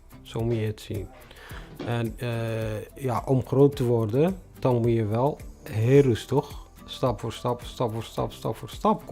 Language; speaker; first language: Dutch; non-native, fluent; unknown